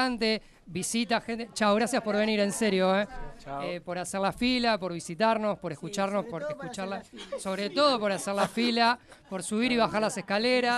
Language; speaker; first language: Spanish; native; Spanish